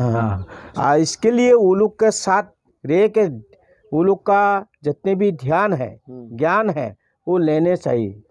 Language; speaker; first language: Hindi; non-native, local second language; Assamese